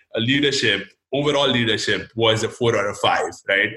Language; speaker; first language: English; non-native, local second language; Hindi